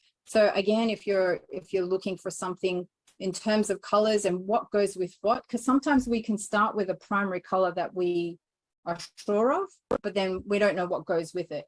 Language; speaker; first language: English; native; English